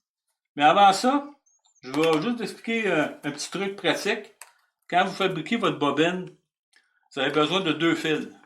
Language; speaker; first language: French; native; French